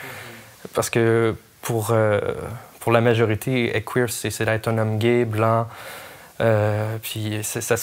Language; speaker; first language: French; native; French